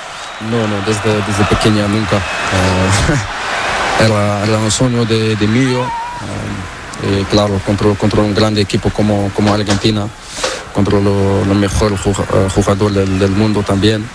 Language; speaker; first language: Spanish; non-native, learner; Portuguese